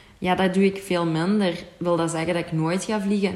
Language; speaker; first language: Dutch; native; Dutch